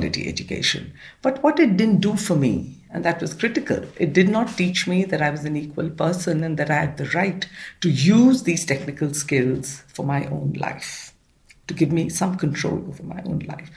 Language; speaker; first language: English; non-native, local second language; Marathi